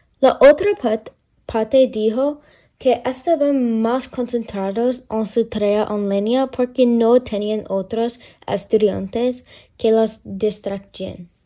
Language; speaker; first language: Spanish; non-native, learner; English